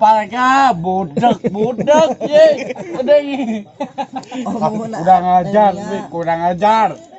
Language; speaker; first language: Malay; non-native, local second language; Sundanese